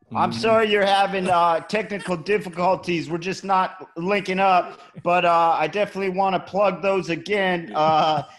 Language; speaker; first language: English; native; English